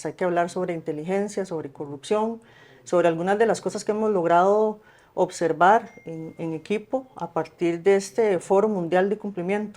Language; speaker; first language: Spanish; native; Spanish